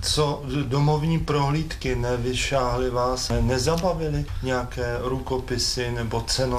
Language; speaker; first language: Czech; native; Czech